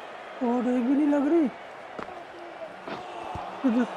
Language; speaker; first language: Hindi; native; Hindi